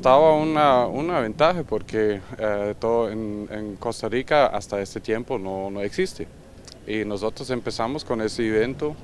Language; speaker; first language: Spanish; non-native, learner; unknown